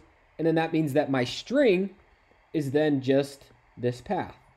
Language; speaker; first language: English; native; English